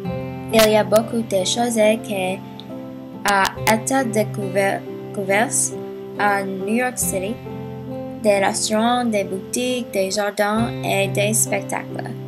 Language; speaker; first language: French; non-native, learner; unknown